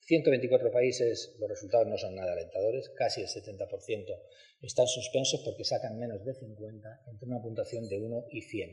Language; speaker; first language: Spanish; native; Spanish